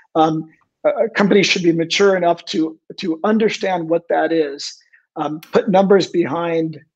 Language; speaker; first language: English; native; English